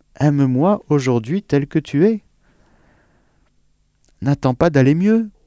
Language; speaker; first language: French; native; French